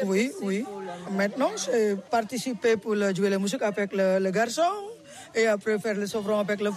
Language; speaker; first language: French; non-native, learner; Balinese